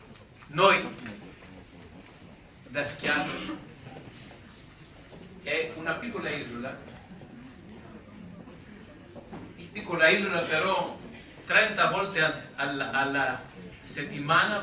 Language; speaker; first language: Italian; non-native, learner; Greek